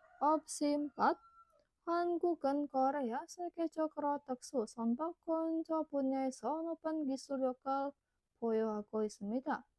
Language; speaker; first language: Korean; non-native, fluent; Indonesian